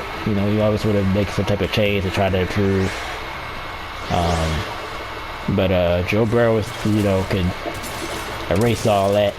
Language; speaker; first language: English; native; English